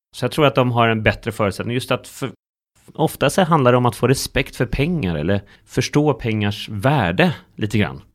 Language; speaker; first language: Swedish; native; Swedish